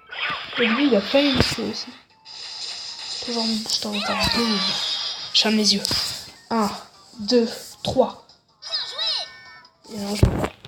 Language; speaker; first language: French; native; French